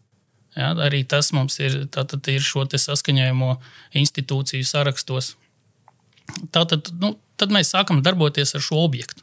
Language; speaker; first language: Latvian; native; Latvian